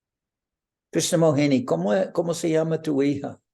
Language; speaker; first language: Spanish; non-native, fluent; English